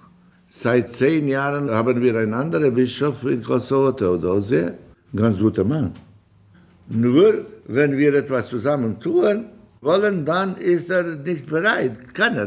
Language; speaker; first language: German; non-native, fluent; Albanian